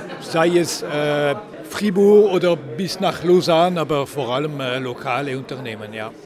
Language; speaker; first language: German; non-native, local second language; French